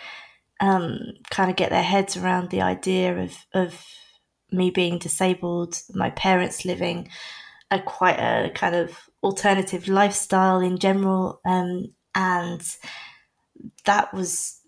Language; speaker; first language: English; native; English